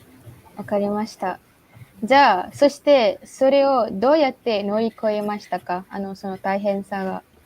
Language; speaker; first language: Japanese; non-native, learner; Malay